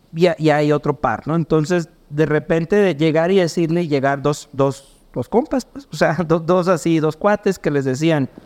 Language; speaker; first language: Spanish; native; Spanish